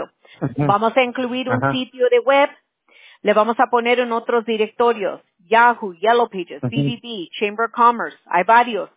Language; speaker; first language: Spanish; early bilingual, heritage; Spanish